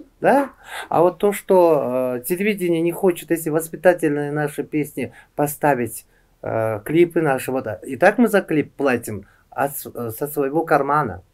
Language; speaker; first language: Russian; non-native, local second language; Uzbek